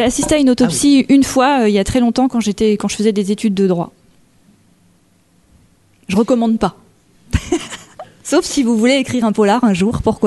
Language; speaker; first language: French; native; French